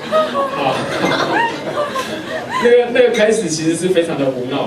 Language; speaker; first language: Chinese; native; Chinese